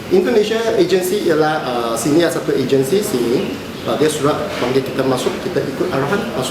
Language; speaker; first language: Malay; non-native, local second language; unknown